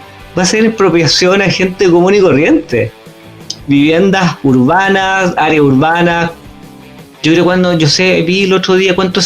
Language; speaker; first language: Spanish; native; Spanish